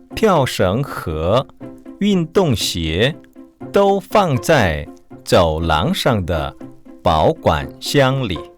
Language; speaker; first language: Chinese; non-native, fluent; Korean